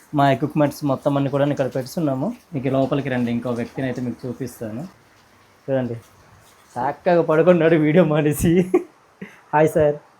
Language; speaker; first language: Telugu; non-native, local second language; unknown